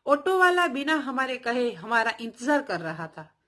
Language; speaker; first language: Hindi; non-native, local second language; Gujarati